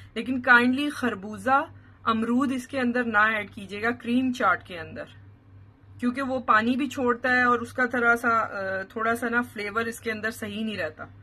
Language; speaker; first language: Urdu; native; Urdu